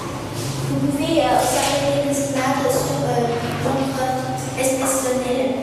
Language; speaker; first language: French; non-native, fluent; Vietnamese